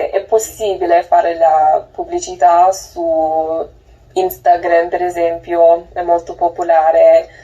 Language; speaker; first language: Italian; non-native, learner; English